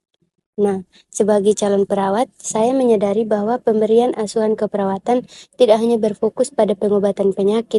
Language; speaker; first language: Indonesian; native; Indonesian